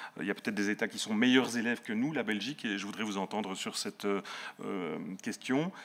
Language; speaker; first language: French; native; French